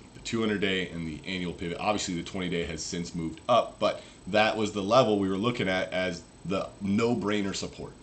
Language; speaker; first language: English; native; English